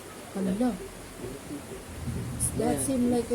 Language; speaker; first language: English; non-native, local second language; Filipino